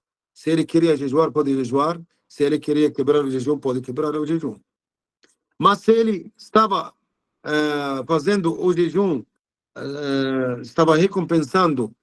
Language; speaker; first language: Portuguese; non-native, learner; Arabic